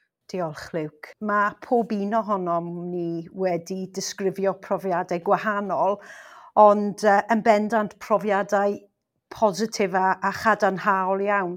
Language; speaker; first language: Welsh; non-native, local second language; English